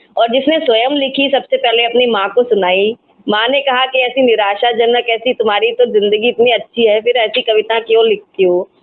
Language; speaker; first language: Hindi; non-native, local second language; Marathi